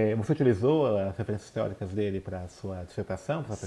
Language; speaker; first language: Portuguese; native; Portuguese